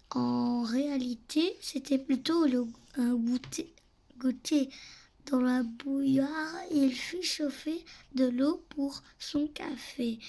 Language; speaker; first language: French; native; French